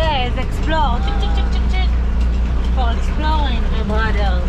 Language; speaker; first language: English; non-native, learner; Hebrew